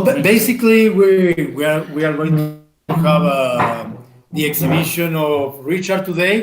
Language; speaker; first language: English; non-native, fluent; Spanish